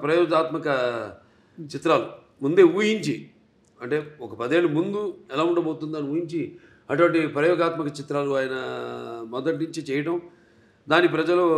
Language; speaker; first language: Telugu; native; Telugu